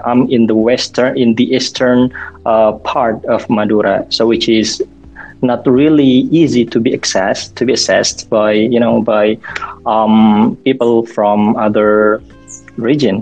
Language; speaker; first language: English; non-native, fluent; Indonesian